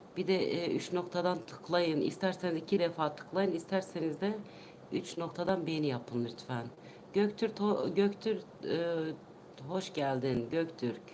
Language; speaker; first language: Turkish; non-native, local second language; Kurdish